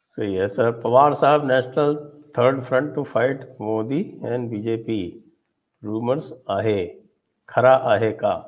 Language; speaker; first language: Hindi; native; Hindi